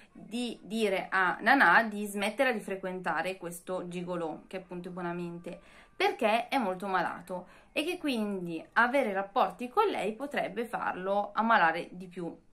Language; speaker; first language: Italian; native; Italian